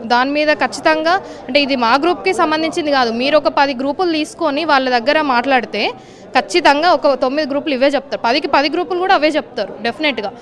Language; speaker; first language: Telugu; native; Telugu